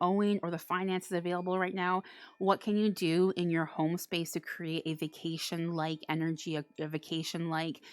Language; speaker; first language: English; native; English